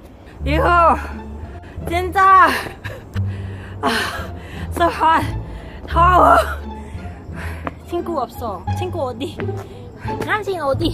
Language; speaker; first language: Korean; non-native, learner; Cantonese